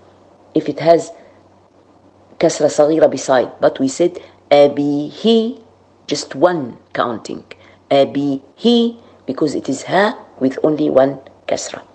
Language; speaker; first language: English; non-native, fluent; Arabic